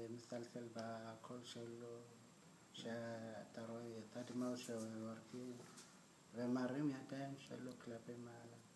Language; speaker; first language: Hebrew; non-native, fluent; Amharic